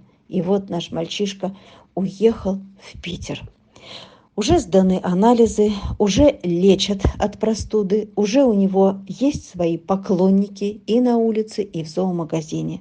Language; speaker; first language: Russian; native; Russian